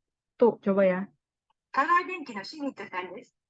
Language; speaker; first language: Japanese; non-native, fluent; Indonesian